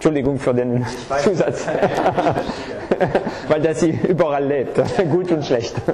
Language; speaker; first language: German; non-native, fluent; French